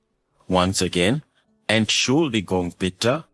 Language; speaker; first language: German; non-native, fluent; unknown